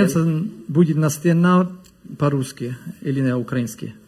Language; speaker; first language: Russian; non-native, learner; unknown